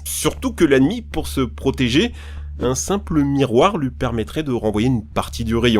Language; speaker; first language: French; native; French